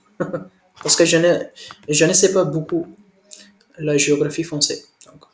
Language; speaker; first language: French; non-native, learner; Hindi